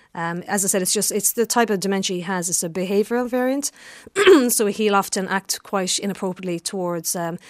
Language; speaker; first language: English; native; English